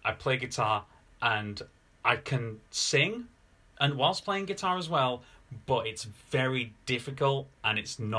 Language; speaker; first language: English; native; English